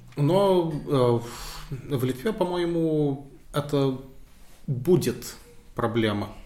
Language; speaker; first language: Russian; non-native, fluent; Lithuanian